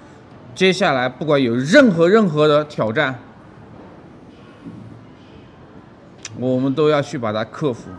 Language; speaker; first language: Chinese; native; Chinese